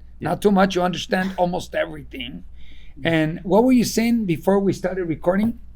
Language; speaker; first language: English; native; English